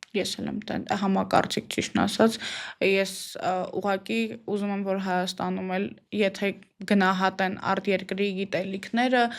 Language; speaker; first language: Armenian; native; Armenian